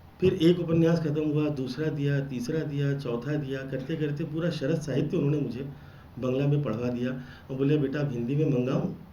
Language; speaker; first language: Hindi; non-native, local second language; Bangla